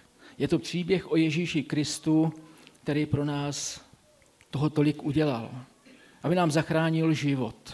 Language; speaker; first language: Czech; native; Czech